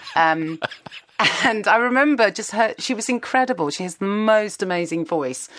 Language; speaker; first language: English; native; English